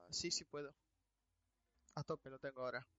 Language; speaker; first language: Spanish; native; Spanish